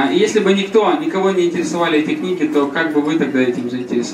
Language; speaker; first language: Russian; native; Russian